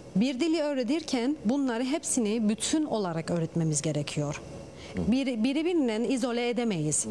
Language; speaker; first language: Turkish; early bilingual, heritage; Turkish